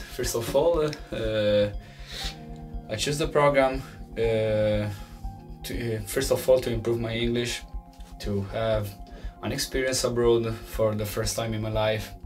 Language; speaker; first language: English; non-native, fluent; Italian